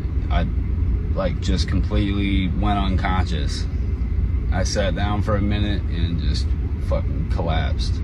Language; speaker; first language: English; native; English